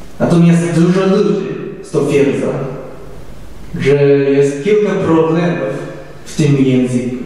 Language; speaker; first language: Polish; non-native, learner; Japanese